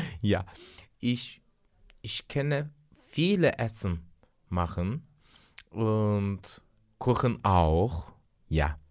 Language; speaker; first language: German; non-native, learner; Turkish